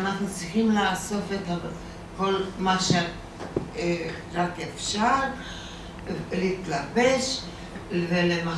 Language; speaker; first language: Hebrew; non-native, fluent; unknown